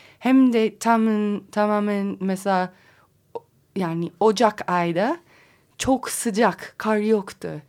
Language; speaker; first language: Turkish; non-native, learner; English